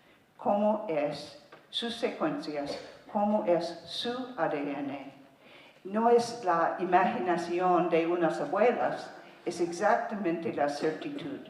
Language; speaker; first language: Spanish; non-native, fluent; English